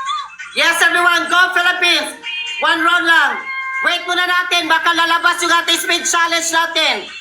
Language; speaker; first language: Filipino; non-native, local second language; Cebuano